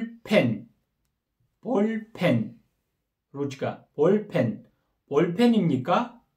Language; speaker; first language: Korean; non-native, learner; Kyrgyz